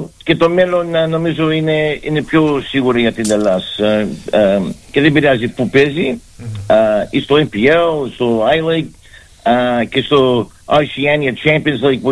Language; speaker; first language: Greek; early bilingual, heritage; Greek